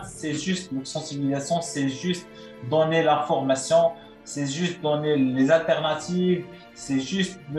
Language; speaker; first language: French; non-native, local second language; Arabic